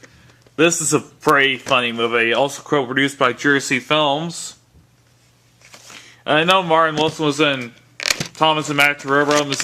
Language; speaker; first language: English; native; English